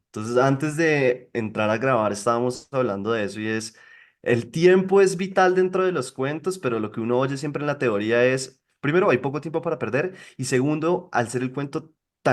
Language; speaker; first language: Spanish; native; Spanish